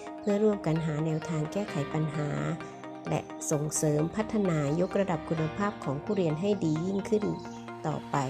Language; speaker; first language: Thai; native; Thai